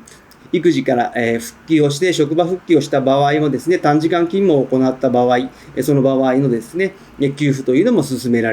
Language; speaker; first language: Japanese; native; Japanese